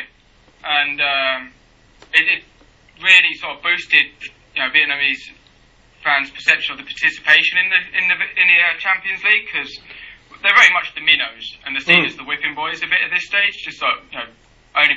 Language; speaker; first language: English; native; English